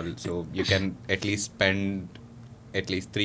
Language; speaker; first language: English; non-native, local second language; Telugu